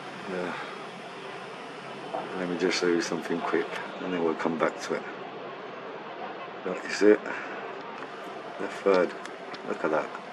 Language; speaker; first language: English; early bilingual, other home language; Spanish